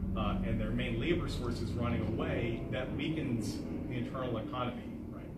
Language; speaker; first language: English; native; English